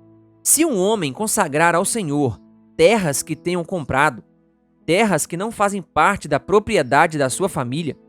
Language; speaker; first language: Portuguese; native; Portuguese